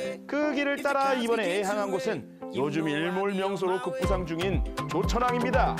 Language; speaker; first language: Korean; native; Korean